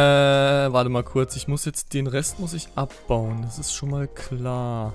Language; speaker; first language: German; native; German